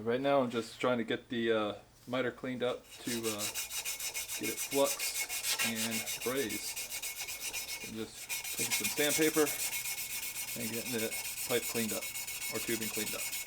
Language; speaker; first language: English; native; English